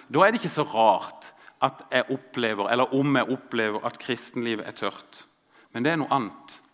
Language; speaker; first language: Norwegian; native; Norwegian